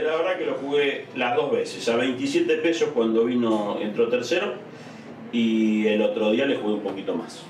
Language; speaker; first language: Spanish; native; Spanish